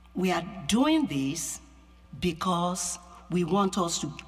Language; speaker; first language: English; non-native, local second language; Yoruba